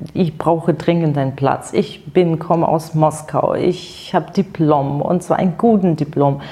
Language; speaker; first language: German; non-native, fluent; Russian